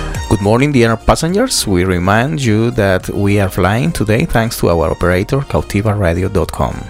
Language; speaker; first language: English; non-native, learner; Spanish